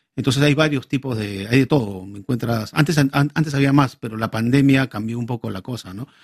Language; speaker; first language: Spanish; native; Spanish